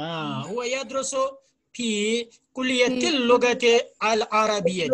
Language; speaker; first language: Arabic; non-native, fluent; Urdu